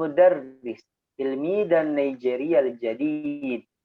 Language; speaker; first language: Arabic; non-native, fluent; Indonesian